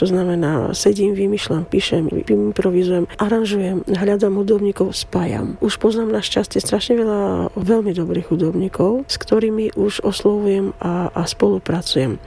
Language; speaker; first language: Slovak; non-native, fluent; Armenian